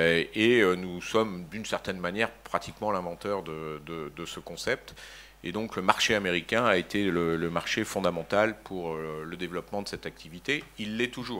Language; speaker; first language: French; native; French